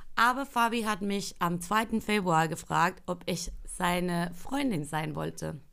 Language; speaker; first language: German; non-native, fluent; Spanish